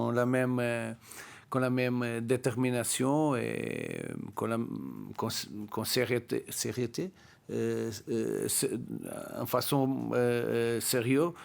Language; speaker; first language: French; non-native, learner; Portuguese